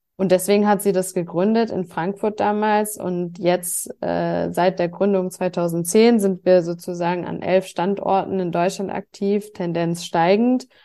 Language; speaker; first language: German; early bilingual, other home language; Turkish